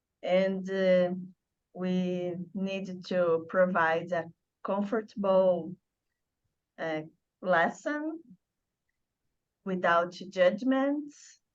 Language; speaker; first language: English; non-native, learner; Portuguese